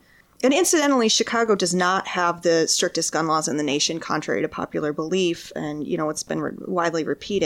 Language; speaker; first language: English; native; English